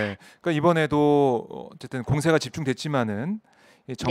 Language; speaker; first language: Korean; native; Korean